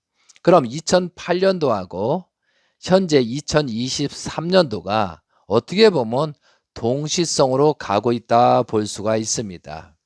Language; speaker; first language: Korean; native; Korean